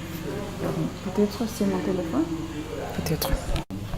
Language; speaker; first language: French; non-native, learner; English